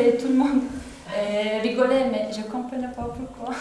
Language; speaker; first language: French; non-native, learner; Japanese